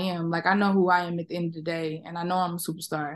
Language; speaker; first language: English; native; English